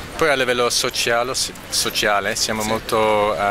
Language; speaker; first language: Italian; non-native, fluent; English